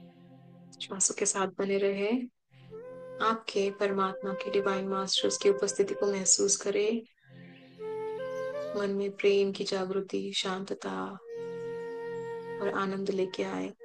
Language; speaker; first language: Hindi; native; Hindi